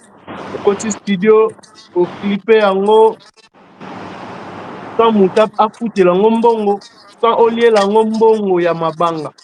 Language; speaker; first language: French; non-native, local second language; Lingala